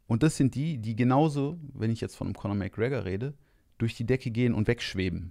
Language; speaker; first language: German; native; German